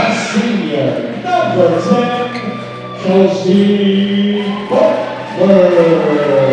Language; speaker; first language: English; native; English